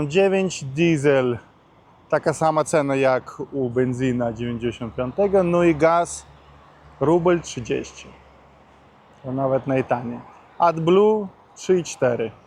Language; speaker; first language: Polish; non-native, learner; Russian